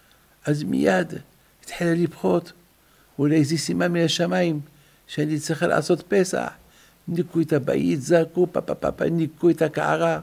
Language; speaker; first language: Hebrew; non-native, fluent; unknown